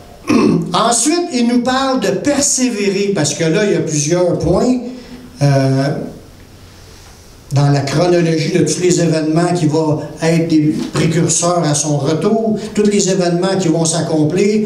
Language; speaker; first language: French; native; French